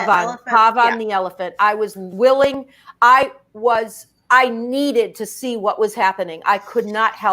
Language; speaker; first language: English; native; English